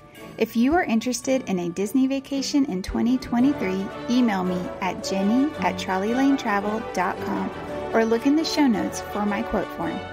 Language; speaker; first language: English; native; English